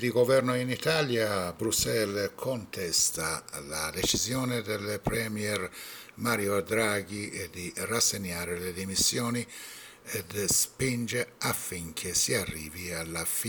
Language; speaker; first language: Italian; non-native, fluent; Persian